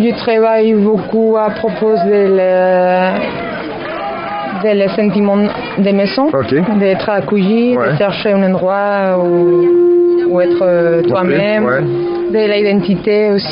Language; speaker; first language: French; non-native, fluent; Spanish